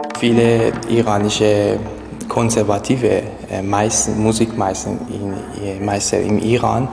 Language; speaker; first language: German; non-native, learner; Persian